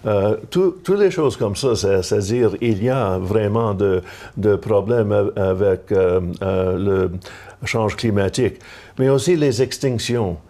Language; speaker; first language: French; non-native, local second language; English